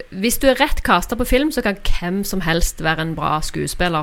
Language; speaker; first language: Norwegian; native; Norwegian